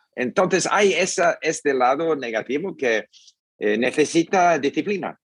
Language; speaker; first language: Spanish; non-native, fluent; English